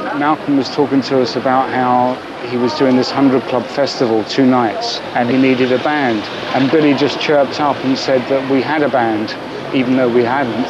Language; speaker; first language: English; native; English